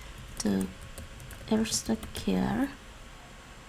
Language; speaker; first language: Dutch; non-native, learner; English